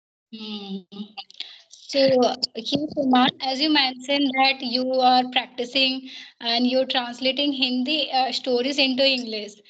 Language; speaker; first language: English; non-native, learner; Hindi